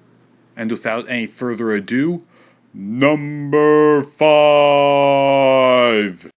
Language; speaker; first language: English; native; English